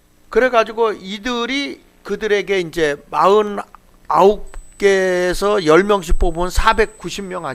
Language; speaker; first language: Korean; native; Korean